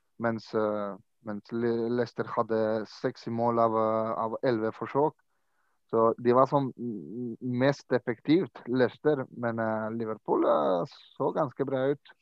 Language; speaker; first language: Norwegian; non-native, fluent; Croatian